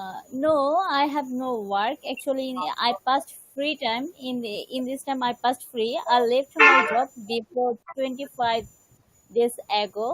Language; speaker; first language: English; non-native, learner; Bangla